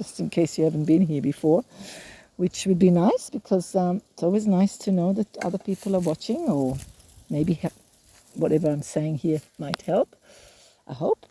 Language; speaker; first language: English; native; English